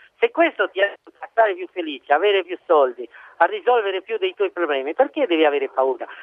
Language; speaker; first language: Italian; native; Italian